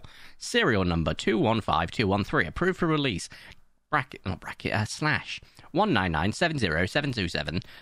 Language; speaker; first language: English; native; English